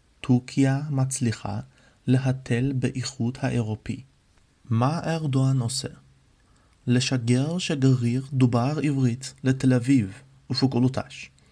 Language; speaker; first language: Hebrew; non-native, fluent; Arabic